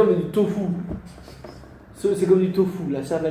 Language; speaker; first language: French; non-native, fluent; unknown